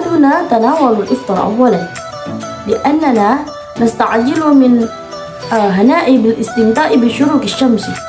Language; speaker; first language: Arabic; non-native, learner; Indonesian